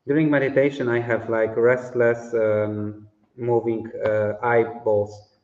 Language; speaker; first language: English; non-native, fluent; Polish